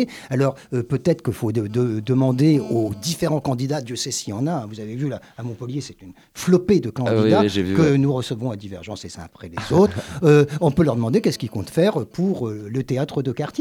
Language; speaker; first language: French; native; French